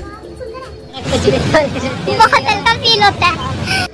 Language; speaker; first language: Hindi; native; Hindi